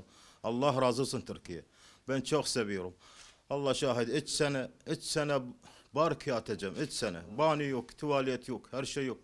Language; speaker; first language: Turkish; non-native, learner; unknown